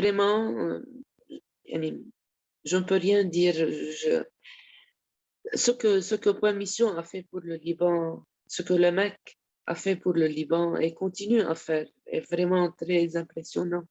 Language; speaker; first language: French; non-native, local second language; Arabic